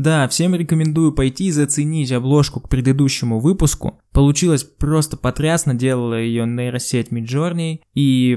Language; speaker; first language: Russian; native; Russian